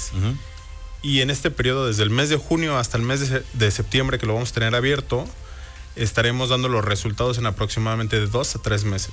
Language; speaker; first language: Spanish; native; Spanish